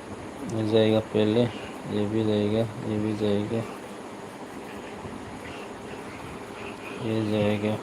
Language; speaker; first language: Hindi; non-native, local second language; Bodo